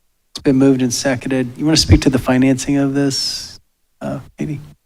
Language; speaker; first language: English; native; English